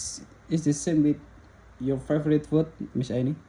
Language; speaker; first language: English; non-native, learner; Indonesian